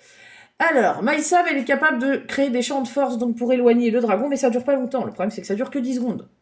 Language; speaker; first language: French; native; French